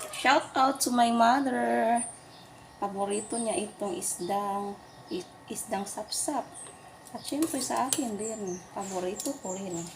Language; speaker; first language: Filipino; non-native, local second language; Cebuano